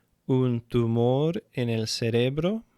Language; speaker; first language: Spanish; non-native, fluent; English